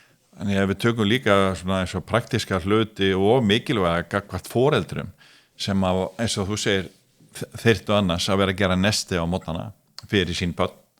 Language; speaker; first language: Icelandic; native; Icelandic